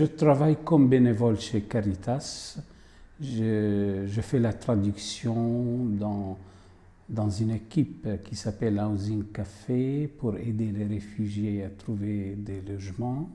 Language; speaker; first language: French; non-native, fluent; Arabic